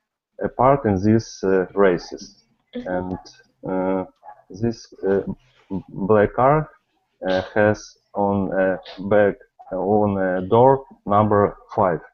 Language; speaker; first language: English; non-native, learner; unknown